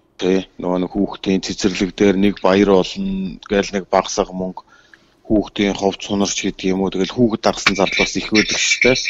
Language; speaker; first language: Mongolian; native; Mongolian